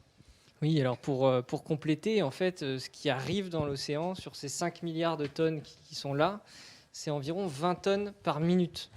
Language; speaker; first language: French; native; French